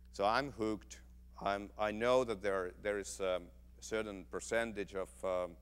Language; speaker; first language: English; non-native, fluent; Finnish